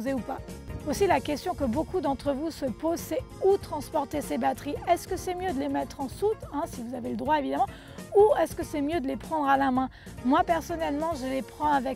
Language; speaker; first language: French; native; French